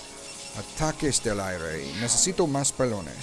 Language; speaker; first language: Spanish; non-native, learner; English